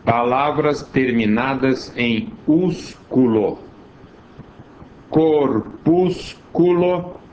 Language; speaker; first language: Portuguese; native; Portuguese